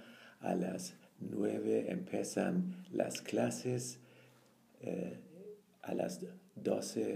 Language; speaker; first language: Spanish; non-native, fluent; German